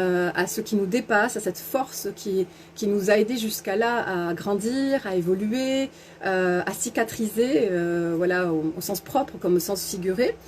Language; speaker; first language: French; native; French